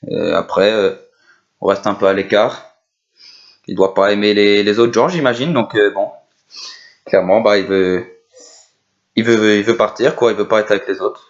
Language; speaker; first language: French; native; French